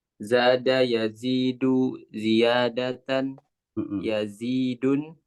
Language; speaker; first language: Arabic; non-native, learner; Indonesian